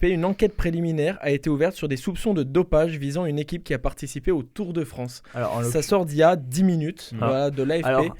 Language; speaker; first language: French; native; French